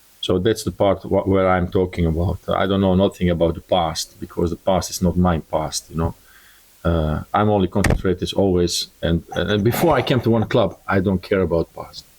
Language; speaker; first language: English; non-native, learner; Croatian